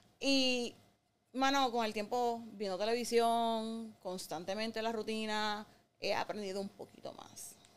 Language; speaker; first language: Spanish; native; Spanish